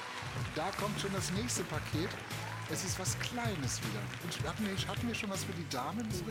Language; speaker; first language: German; native; German